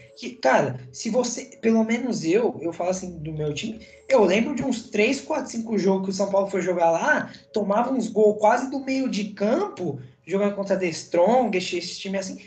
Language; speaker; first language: Portuguese; native; Portuguese